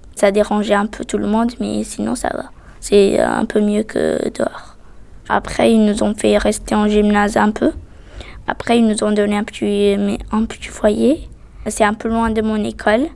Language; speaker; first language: French; non-native, fluent; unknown